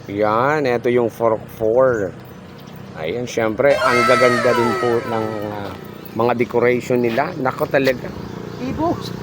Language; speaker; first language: Filipino; non-native, local second language; Bikol